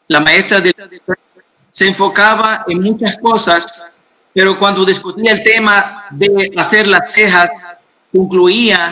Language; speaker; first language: Spanish; non-native, fluent; Arabic